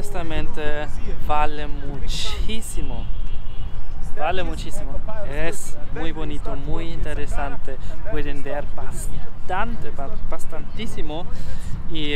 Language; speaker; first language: Spanish; non-native, learner; German